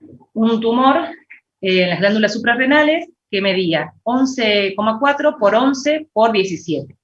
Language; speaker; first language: Spanish; native; Spanish